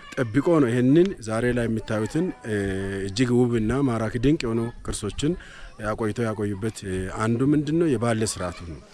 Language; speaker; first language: Amharic; non-native, local second language; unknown